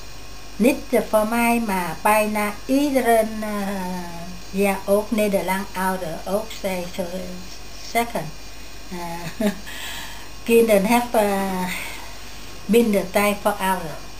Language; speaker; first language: Dutch; non-native, learner; Vietnamese